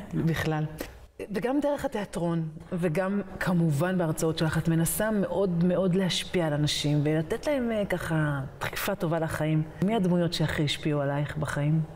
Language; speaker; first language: Hebrew; native; Hebrew